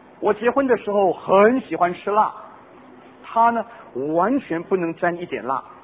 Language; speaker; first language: Chinese; non-native, local second language; Cantonese